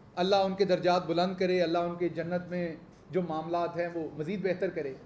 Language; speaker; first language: Urdu; non-native, local second language; Punjabi